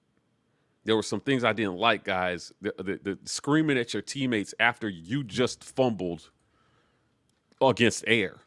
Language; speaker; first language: English; native; English